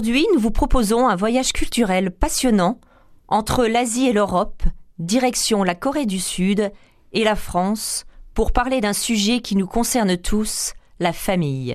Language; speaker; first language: French; native; French